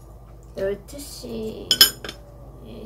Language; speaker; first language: Korean; non-native, fluent; Japanese